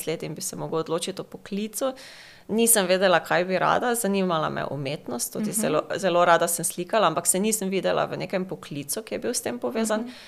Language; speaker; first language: Slovenian; native; Slovenian